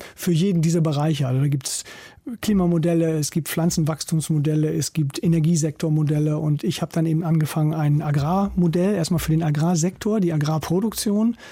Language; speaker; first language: German; native; German